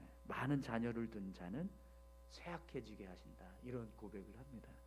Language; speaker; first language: Korean; native; Korean